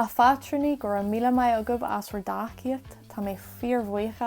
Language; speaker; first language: Irish; non-native, local second language; English